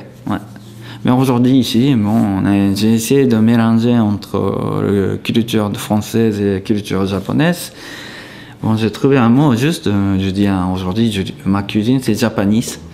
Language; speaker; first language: French; non-native, fluent; Japanese